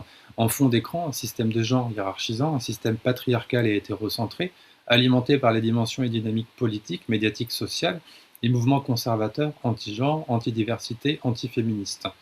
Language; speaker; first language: French; native; French